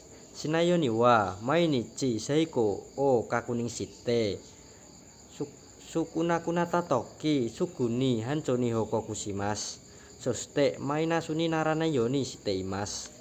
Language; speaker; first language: Japanese; non-native, learner; Indonesian